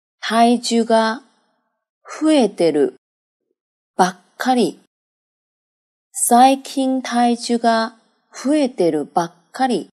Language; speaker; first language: Japanese; non-native, fluent; Chinese